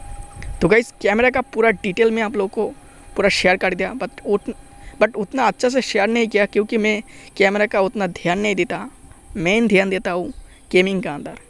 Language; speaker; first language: Hindi; non-native, local second language; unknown